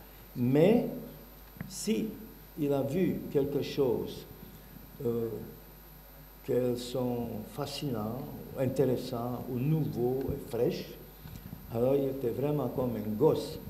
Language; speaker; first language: French; non-native, learner; Bulgarian